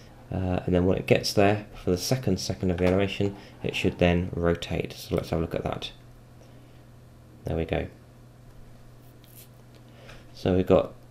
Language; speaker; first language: English; native; English